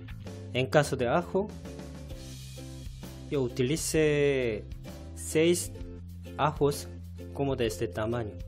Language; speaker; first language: Spanish; non-native, fluent; Korean